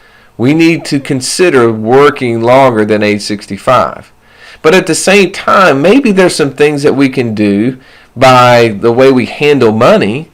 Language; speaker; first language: English; native; English